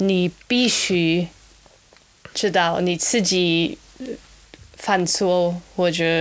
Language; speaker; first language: Chinese; non-native, fluent; German